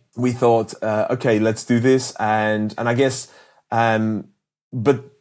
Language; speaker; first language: English; early bilingual, other home language; Polish